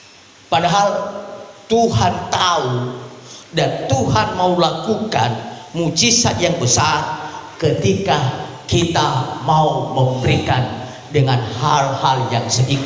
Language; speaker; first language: Indonesian; native; Indonesian